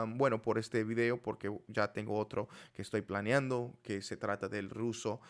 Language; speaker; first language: Spanish; non-native, fluent; English